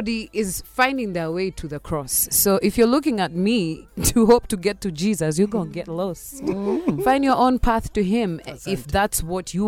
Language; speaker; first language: English; non-native, local second language; Kamba